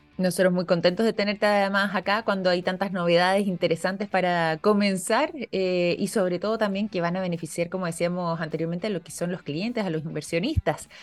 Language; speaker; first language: Spanish; native; Spanish